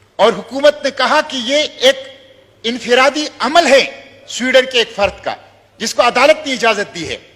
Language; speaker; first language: Urdu; non-native, local second language; Pashto